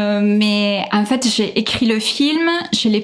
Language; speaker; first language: French; non-native, fluent; Italian